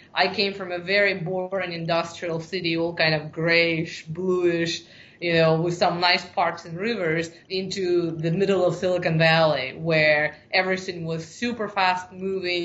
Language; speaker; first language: English; non-native, fluent; Ukrainian